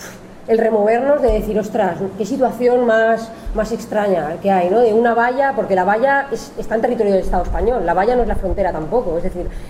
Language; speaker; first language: Spanish; native; Spanish